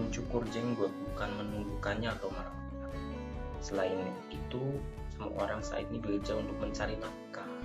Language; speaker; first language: Indonesian; native; Indonesian